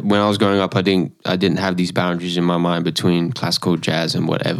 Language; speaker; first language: English; native; English